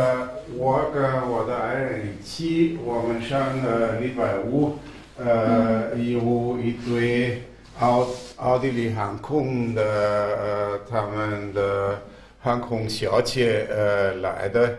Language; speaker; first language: Chinese; non-native, fluent; German